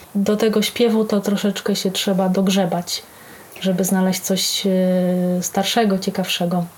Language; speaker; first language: Polish; native; Polish